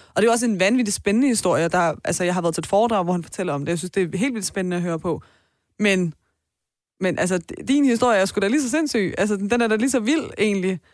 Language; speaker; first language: Danish; early bilingual, other home language; Persian